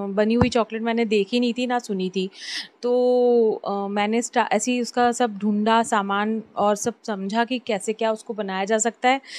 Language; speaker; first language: Hindi; native; Hindi